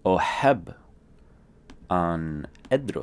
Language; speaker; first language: Arabic; non-native, fluent; English